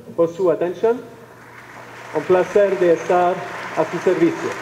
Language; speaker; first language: Spanish; non-native, learner; French